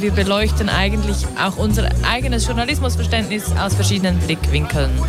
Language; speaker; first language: German; native; German